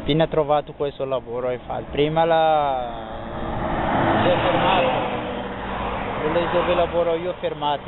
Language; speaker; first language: Italian; non-native, learner; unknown